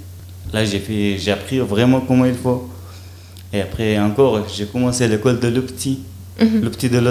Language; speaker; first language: French; non-native, learner; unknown